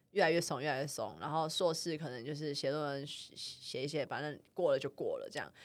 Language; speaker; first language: Chinese; native; Chinese